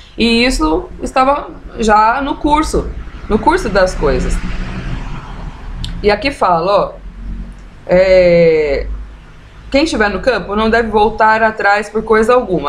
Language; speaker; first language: Portuguese; native; Portuguese